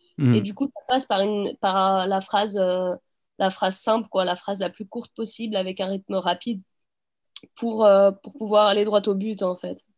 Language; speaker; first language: French; early bilingual, other home language; Arabic